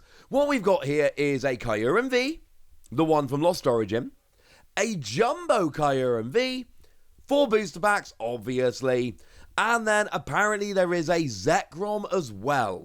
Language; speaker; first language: English; native; English